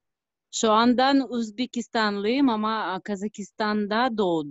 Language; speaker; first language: Turkish; non-native, learner; Uzbek